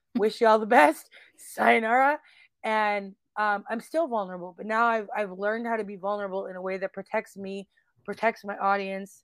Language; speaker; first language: English; native; English